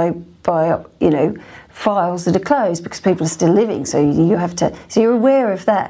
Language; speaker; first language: English; native; English